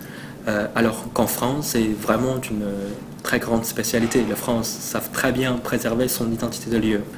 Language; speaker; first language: French; non-native, fluent; Chinese